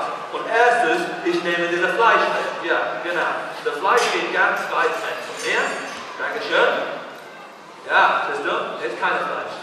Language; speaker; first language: German; non-native, learner; English